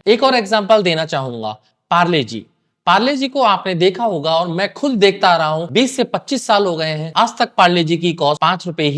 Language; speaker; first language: Hindi; native; Hindi